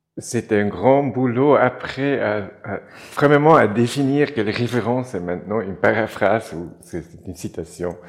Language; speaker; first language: French; non-native, local second language; German